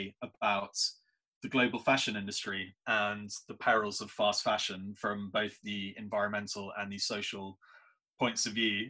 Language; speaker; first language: English; native; English